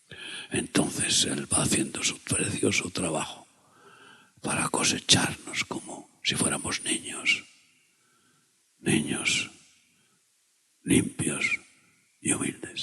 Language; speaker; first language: Spanish; native; Spanish